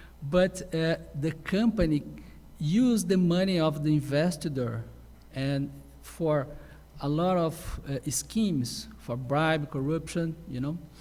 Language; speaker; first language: English; non-native, learner; Portuguese